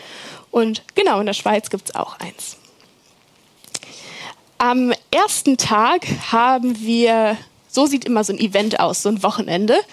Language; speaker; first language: German; native; German